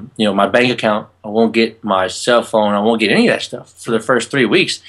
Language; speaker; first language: English; native; English